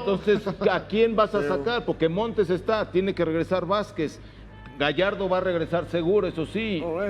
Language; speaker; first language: Spanish; native; Spanish